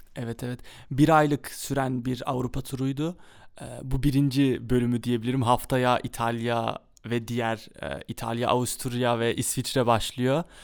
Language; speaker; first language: Turkish; early bilingual, heritage; Turkish